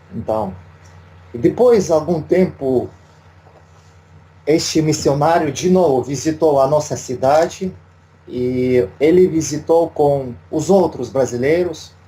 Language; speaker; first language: Portuguese; non-native, learner; Russian